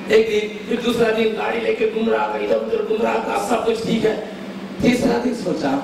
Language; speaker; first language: Hindi; non-native, local second language; Tamil